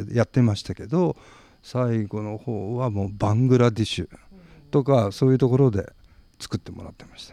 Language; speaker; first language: Japanese; native; Japanese